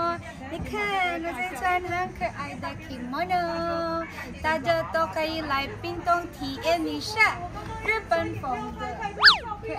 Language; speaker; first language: Chinese; non-native, learner; Filipino